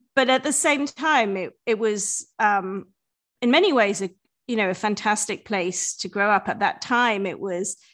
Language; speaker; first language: English; native; English